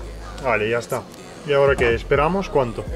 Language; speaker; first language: Spanish; native; Spanish